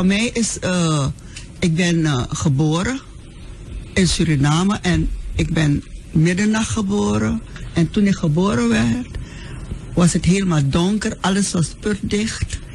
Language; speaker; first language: Dutch; non-native, local second language; Sranan Tongo